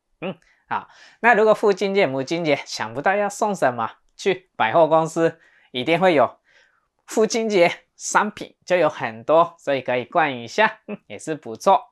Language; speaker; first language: Chinese; non-native, fluent; Japanese